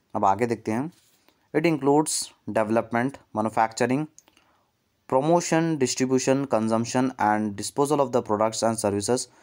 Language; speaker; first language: Hindi; non-native, local second language; Kannada